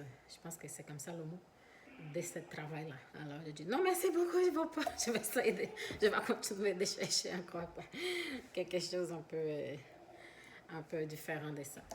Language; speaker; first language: French; non-native, fluent; Portuguese